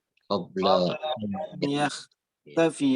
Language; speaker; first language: Arabic; non-native, learner; Indonesian